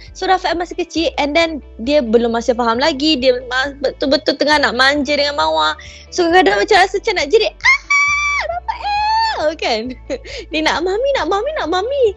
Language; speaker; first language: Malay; native; Malay